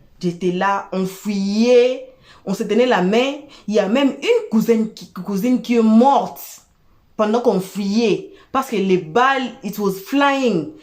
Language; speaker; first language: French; non-native, local second language; Lingala